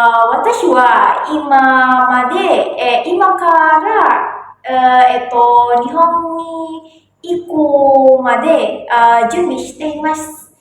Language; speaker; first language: Japanese; non-native, learner; Indonesian